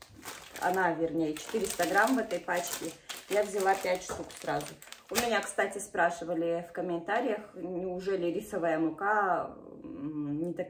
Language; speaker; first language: Russian; native; Russian